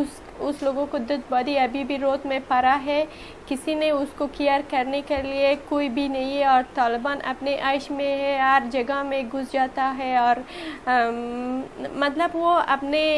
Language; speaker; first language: Hindi; non-native, learner; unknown